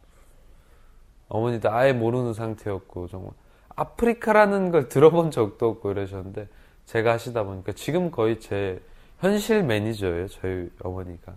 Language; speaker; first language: Korean; native; Korean